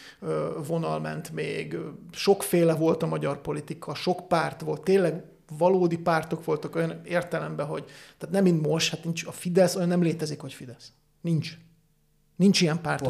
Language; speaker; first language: Hungarian; native; Hungarian